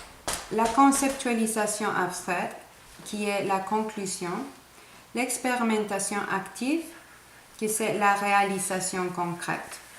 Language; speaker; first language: French; non-native, fluent; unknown